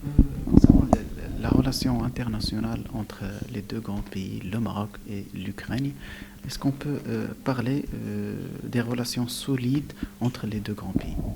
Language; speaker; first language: French; non-native, local second language; Arabic